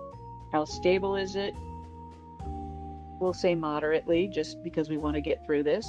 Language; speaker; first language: English; native; English